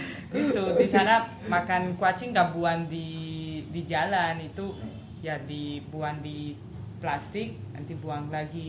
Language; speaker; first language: Indonesian; non-native, fluent; Spanish